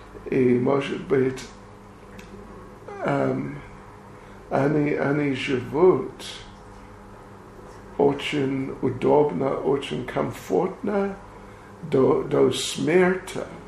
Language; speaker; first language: Russian; non-native, learner; English